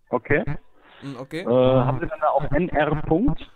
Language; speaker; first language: German; non-native, fluent; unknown